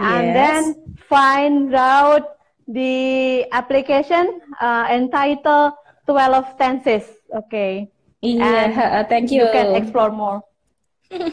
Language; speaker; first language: English; non-native, fluent; Indonesian